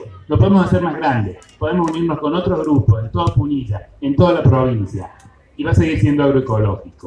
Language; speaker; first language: Spanish; native; Spanish